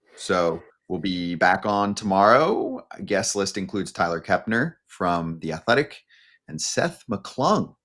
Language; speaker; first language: English; native; English